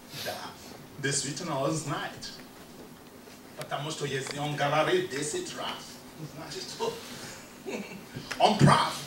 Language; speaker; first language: Russian; non-native, fluent; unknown